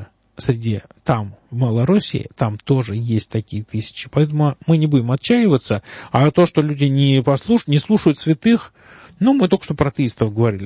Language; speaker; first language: Russian; native; Russian